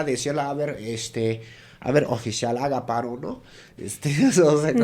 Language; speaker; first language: Spanish; native; Spanish